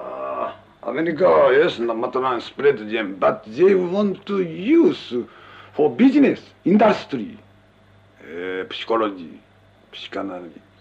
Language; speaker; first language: English; non-native, learner; Japanese